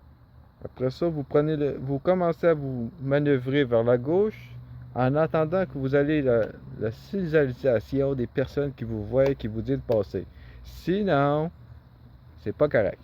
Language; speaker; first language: French; native; French